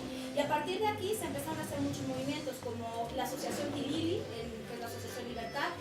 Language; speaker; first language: Spanish; native; Spanish